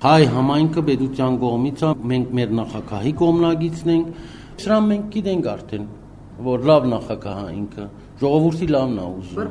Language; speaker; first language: Armenian; early bilingual, heritage; Armenian